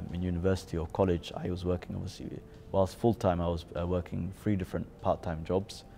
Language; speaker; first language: English; native; English